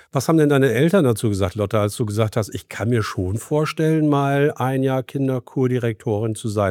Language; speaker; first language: German; native; German